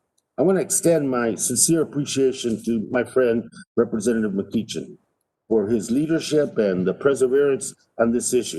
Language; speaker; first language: English; native; English